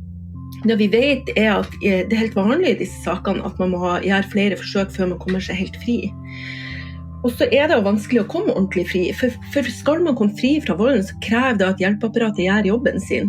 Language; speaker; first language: Norwegian; native; Norwegian